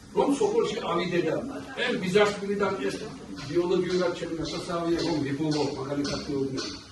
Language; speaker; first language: Georgian; early bilingual, heritage; Georgian